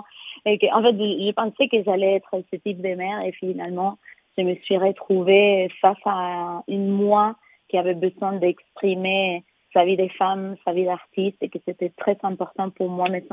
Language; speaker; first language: French; non-native, fluent; Spanish